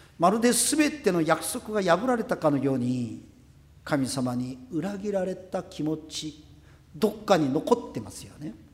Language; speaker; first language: Japanese; non-native, fluent; Korean